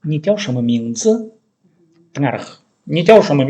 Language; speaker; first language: Chinese; non-native, learner; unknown